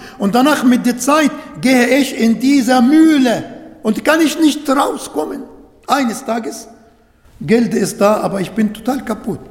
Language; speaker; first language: German; non-native, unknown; Arabic